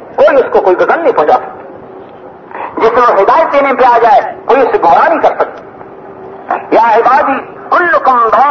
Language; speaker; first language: Urdu; non-native, local second language; Punjabi